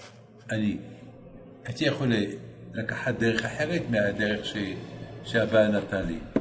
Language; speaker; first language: Hebrew; non-native, fluent; French